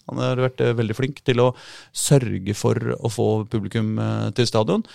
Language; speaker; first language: Norwegian; native; Norwegian